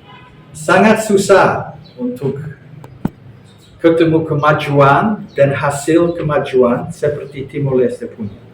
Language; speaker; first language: Indonesian; non-native, fluent; English